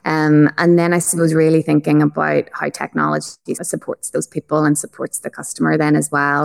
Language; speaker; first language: English; native; English